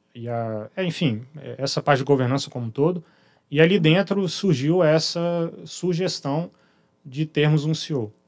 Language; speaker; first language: Portuguese; native; Portuguese